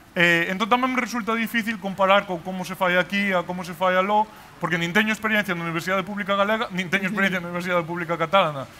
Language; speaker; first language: Galician; non-native, local second language; Spanish